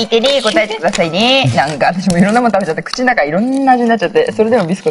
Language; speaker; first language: Japanese; native; Japanese